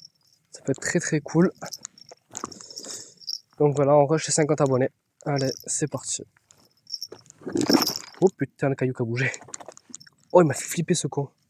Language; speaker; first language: French; native; French